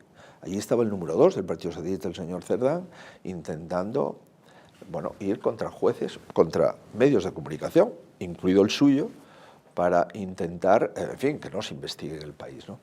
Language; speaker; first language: Spanish; native; Spanish